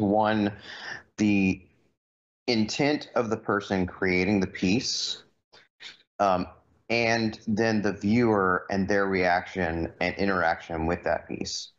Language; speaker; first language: English; native; English